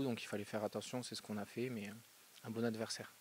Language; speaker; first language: French; native; French